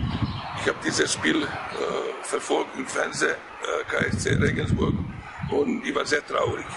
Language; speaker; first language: German; non-native, fluent; Croatian